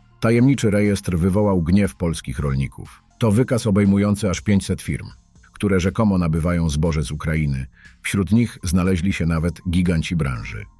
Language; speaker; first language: Polish; native; Polish